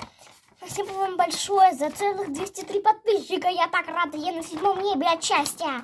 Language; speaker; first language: Russian; native; Russian